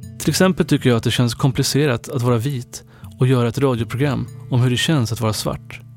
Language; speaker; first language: Swedish; native; Swedish